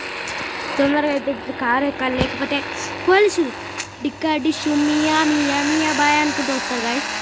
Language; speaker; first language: Telugu; native; Telugu